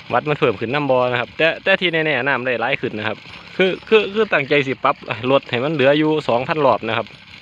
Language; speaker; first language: Thai; native; Thai